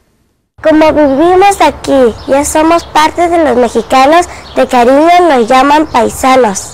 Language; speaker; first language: Spanish; early bilingual, other home language; Cantonese